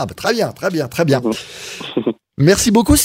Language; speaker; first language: French; native; French